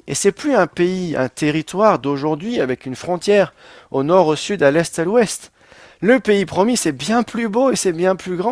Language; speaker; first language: French; native; French